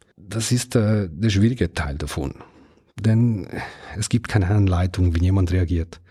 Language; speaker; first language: German; non-native, fluent; Italian